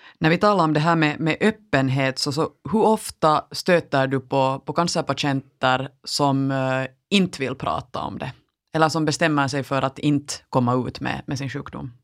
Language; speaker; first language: Swedish; native; Swedish